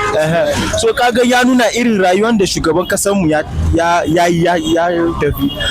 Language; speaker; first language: Hausa; non-native, local second language; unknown